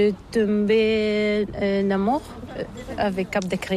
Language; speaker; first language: French; non-native, learner; Bulgarian